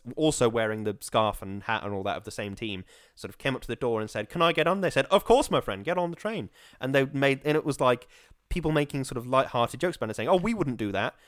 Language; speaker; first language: English; native; English